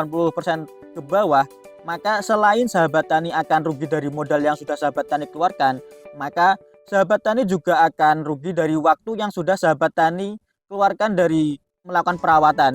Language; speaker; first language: Indonesian; native; Indonesian